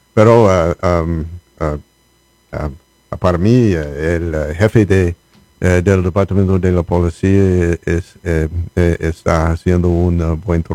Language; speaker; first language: Spanish; non-native, learner; English